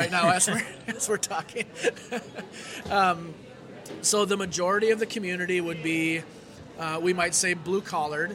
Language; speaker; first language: English; native; English